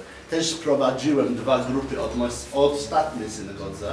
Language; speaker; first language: Polish; non-native, learner; English